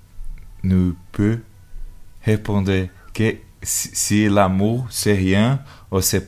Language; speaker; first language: French; non-native, learner; Portuguese